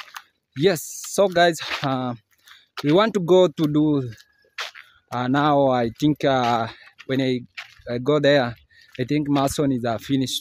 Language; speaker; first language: English; non-native, learner; Swahili